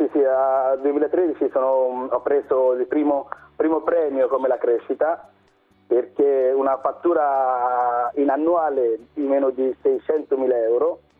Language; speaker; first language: Italian; non-native, learner; Bangla